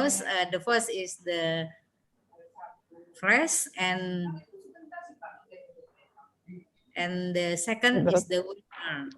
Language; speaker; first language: English; non-native, learner; Indonesian